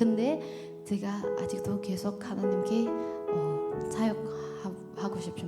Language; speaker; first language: Korean; non-native, learner; Indonesian